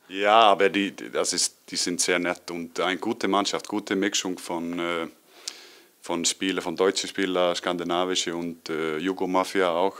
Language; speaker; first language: German; non-native, learner; Icelandic